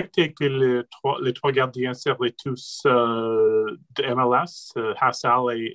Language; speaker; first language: French; non-native, local second language; English